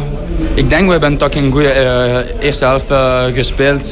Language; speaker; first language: Dutch; non-native, fluent; French